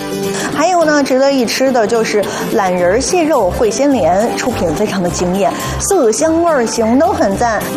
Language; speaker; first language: Chinese; native; Chinese